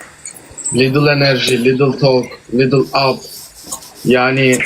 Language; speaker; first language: English; non-native, learner; Turkish